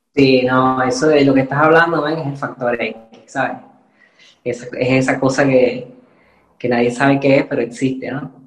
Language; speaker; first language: Spanish; native; Spanish